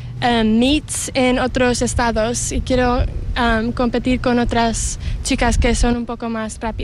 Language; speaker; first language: Spanish; early bilingual, heritage; English